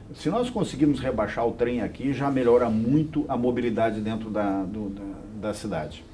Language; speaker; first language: Portuguese; native; Portuguese